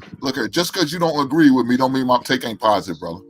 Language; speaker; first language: English; native; English